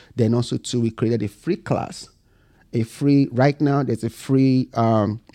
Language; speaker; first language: English; non-native, local second language; Bini